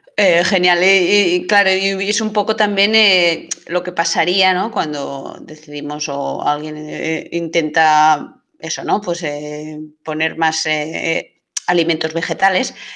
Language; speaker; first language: Spanish; non-native, local second language; Catalan